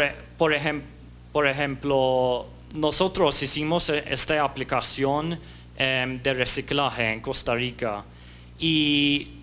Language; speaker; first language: Spanish; non-native, fluent; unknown